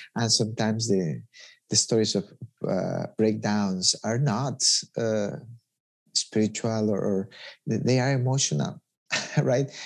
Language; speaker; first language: English; non-native, fluent; Spanish